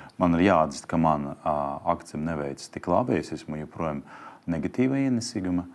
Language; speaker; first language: Latvian; non-native, local second language; Russian